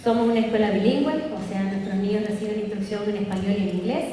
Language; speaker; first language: Spanish; native; Spanish